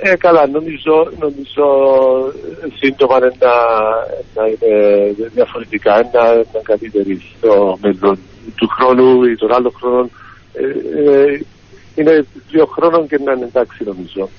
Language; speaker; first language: Greek; early bilingual, heritage; Greek